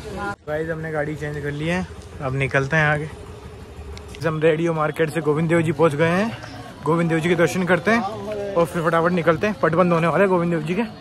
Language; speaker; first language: Hindi; native; Hindi